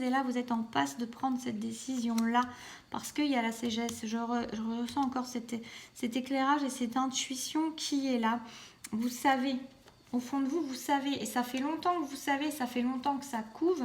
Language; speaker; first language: French; native; French